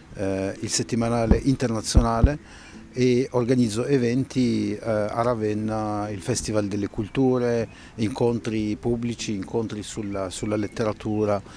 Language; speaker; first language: Italian; non-native, fluent; Arabic